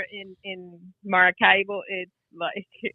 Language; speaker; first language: English; non-native, fluent; Spanish